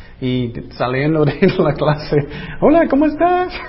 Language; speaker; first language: Spanish; non-native, fluent; English